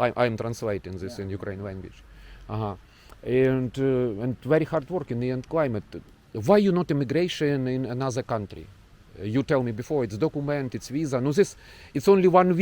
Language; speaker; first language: English; non-native, learner; Ukrainian